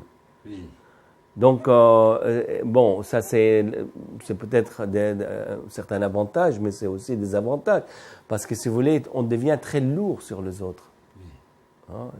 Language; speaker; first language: French; non-native, fluent; Arabic